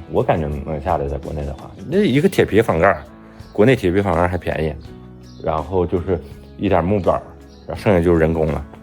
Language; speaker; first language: Chinese; native; Chinese